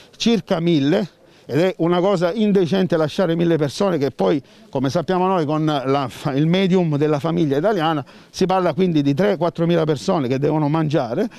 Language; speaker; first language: Italian; native; Italian